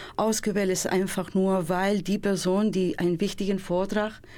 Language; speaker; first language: German; non-native, fluent; Spanish